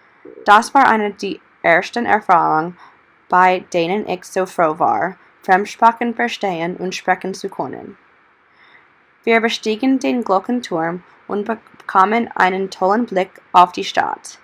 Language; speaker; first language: German; non-native, learner; English